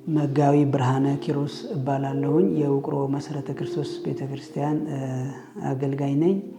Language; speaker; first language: Amharic; non-native, local second language; Tigrinya